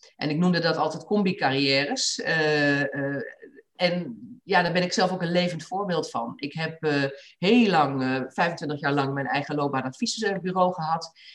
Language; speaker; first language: Dutch; native; Dutch